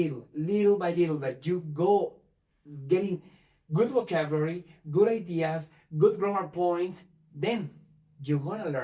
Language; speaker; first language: English; non-native, fluent; Spanish